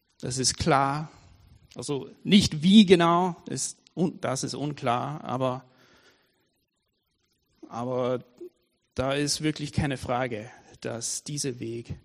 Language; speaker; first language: German; non-native, fluent; English